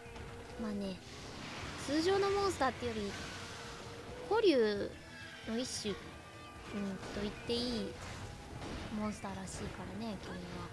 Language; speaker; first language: Japanese; native; Japanese